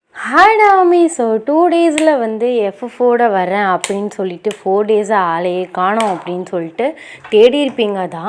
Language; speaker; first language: Tamil; native; Tamil